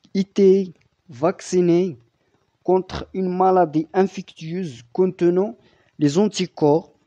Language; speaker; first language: French; non-native, local second language; Arabic